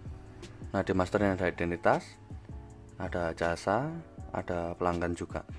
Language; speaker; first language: Indonesian; native; Indonesian